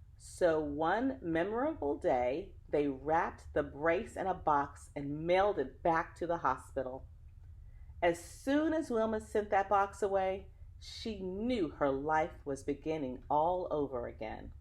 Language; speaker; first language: English; native; English